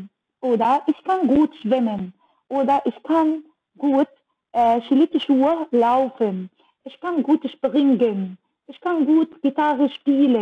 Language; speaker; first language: German; non-native, learner; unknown